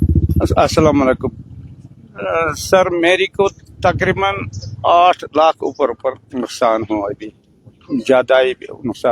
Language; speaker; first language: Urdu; non-native, local second language; Kashmiri